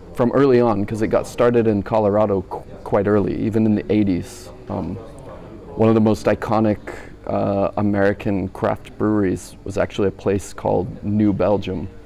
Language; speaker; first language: English; native; English